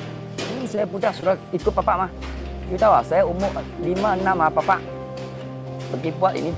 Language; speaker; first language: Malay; non-native, local second language; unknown